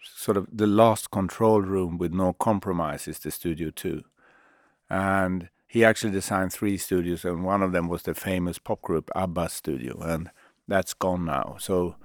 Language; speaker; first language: English; non-native, fluent; Swedish